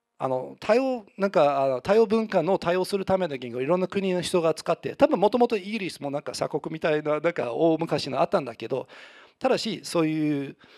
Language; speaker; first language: Japanese; non-native, fluent; English